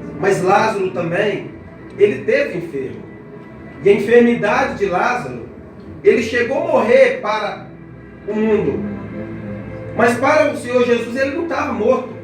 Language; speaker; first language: Portuguese; native; Portuguese